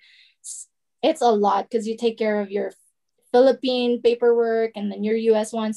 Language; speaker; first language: English; non-native, local second language; Filipino